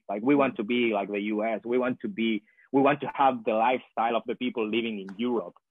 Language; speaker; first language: English; non-native, fluent; Spanish